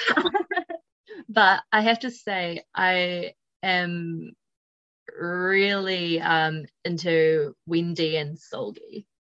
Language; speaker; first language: English; native; English